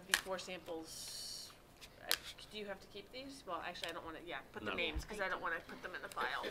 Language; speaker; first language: English; native; English